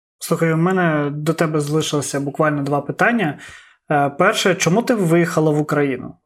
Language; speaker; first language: Ukrainian; non-native, local second language; Russian